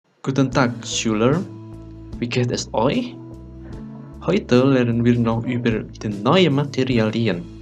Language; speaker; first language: German; non-native, learner; Indonesian